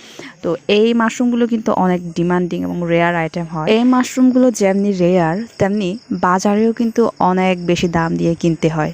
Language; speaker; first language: Bangla; non-native, local second language; Chakma